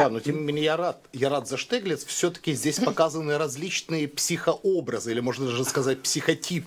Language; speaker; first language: Russian; native; Russian